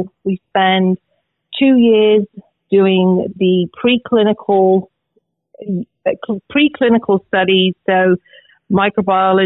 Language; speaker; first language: English; native; English